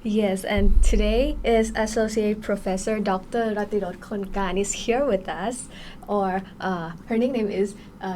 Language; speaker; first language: English; non-native, fluent; Thai